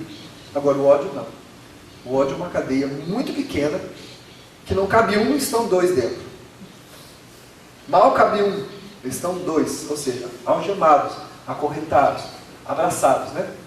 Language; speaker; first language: Portuguese; native; Portuguese